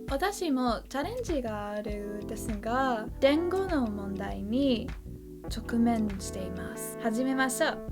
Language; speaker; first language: Japanese; non-native, learner; English